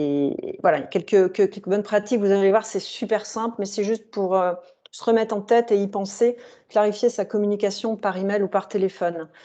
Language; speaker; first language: French; native; French